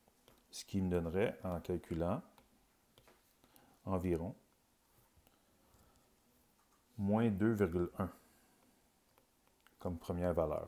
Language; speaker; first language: French; native; French